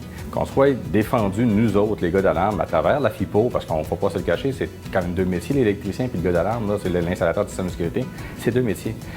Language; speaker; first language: French; native; French